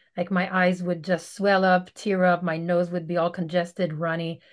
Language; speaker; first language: English; native; English